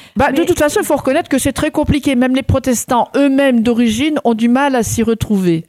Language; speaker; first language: French; native; French